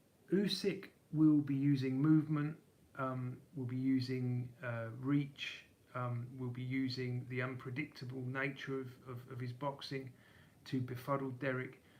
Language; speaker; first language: English; native; English